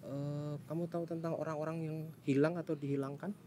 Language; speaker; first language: Indonesian; native; Indonesian